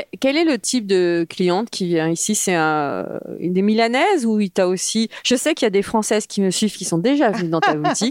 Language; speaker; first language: French; native; French